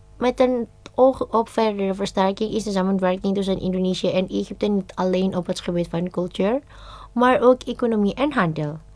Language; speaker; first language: Dutch; non-native, fluent; Indonesian